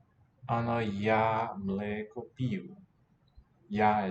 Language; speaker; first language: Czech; non-native, learner; English